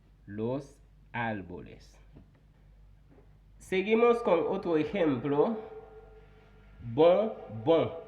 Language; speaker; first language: Spanish; non-native, fluent; Haitian Creole